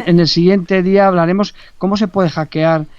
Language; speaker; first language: Spanish; native; Spanish